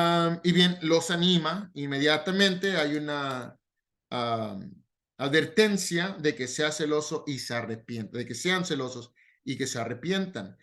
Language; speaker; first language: Spanish; native; Spanish